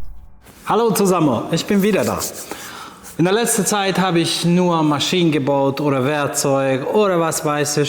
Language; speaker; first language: German; non-native, fluent; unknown